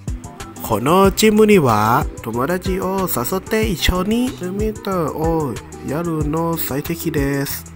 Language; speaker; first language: Japanese; non-native, learner; Thai